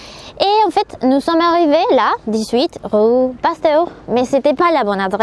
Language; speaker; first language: French; non-native, learner; Spanish